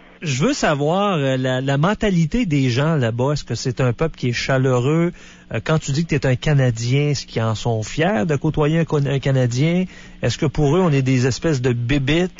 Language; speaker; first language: French; native; French